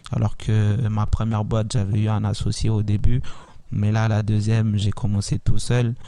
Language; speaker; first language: French; early bilingual, other home language; Italian